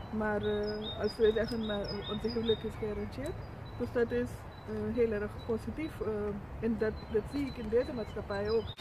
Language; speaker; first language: Dutch; non-native, fluent; Urdu